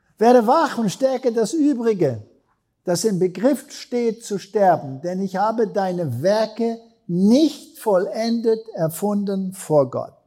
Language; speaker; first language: German; non-native, fluent; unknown